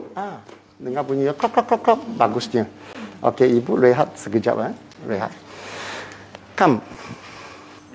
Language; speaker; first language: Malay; non-native, local second language; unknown